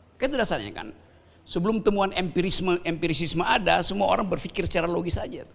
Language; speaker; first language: Indonesian; native; Indonesian